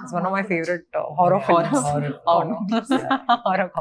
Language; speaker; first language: Telugu; non-native, fluent; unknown